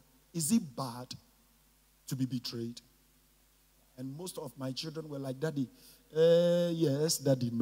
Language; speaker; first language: English; non-native, local second language; Ga